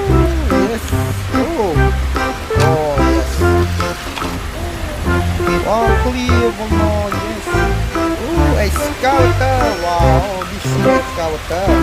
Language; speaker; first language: English; non-native, learner; Indonesian